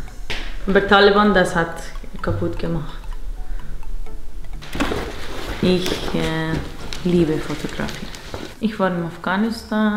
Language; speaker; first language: German; non-native, learner; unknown